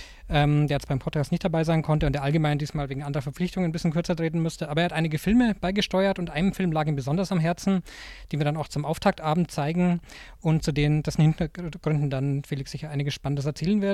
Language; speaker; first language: German; native; German